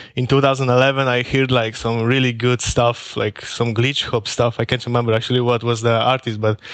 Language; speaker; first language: English; non-native, learner; Polish